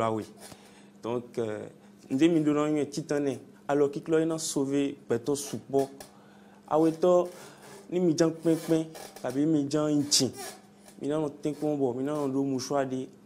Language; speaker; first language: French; non-native, local second language; Fon